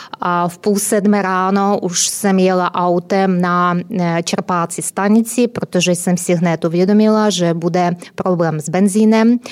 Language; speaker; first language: Czech; non-native, fluent; Ukrainian